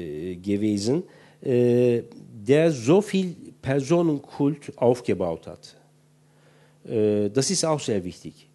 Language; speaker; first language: German; non-native, fluent; Turkish